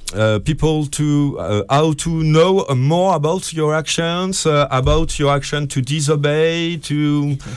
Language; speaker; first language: English; non-native, learner; French